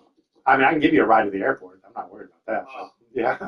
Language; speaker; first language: English; native; English